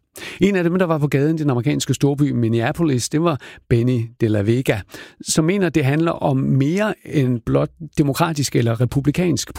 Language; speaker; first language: Danish; native; Danish